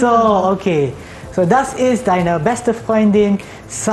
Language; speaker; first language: German; non-native, learner; Malay